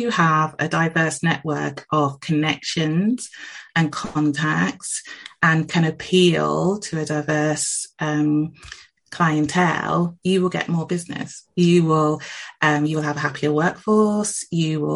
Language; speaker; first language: English; native; English